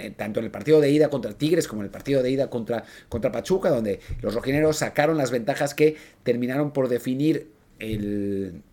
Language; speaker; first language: Spanish; native; Spanish